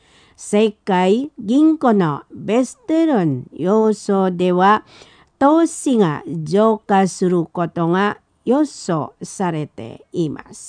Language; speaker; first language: Japanese; non-native, fluent; Indonesian